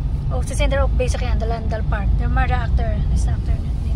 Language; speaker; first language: Dutch; non-native, learner; Filipino